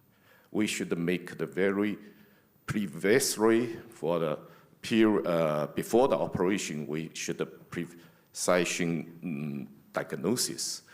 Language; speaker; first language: English; non-native, fluent; Chinese